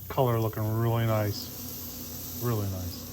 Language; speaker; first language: English; native; English